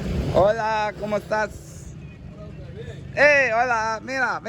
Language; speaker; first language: Spanish; non-native, learner; English